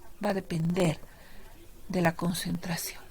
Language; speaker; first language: Spanish; native; Spanish